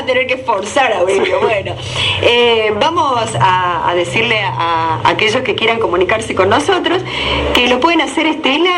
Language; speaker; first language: Spanish; native; Spanish